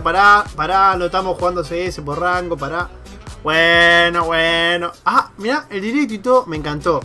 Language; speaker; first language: Spanish; native; Spanish